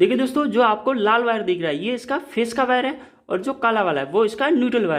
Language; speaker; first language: Hindi; native; Hindi